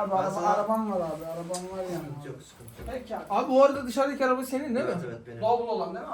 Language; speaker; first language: Turkish; native; Turkish